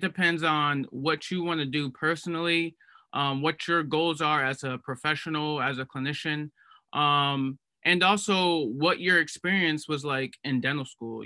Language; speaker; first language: English; native; English